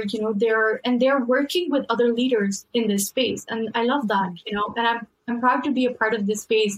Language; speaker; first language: English; non-native, local second language; Urdu